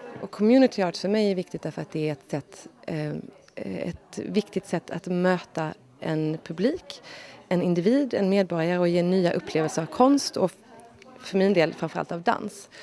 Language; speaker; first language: Swedish; native; Swedish